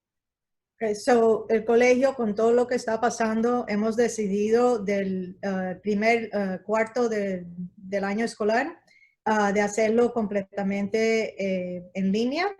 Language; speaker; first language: Spanish; early bilingual, heritage; Spanish